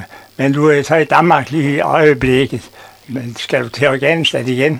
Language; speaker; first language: Danish; non-native, fluent; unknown